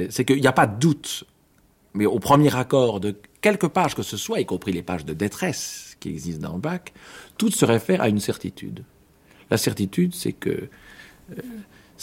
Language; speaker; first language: French; native; French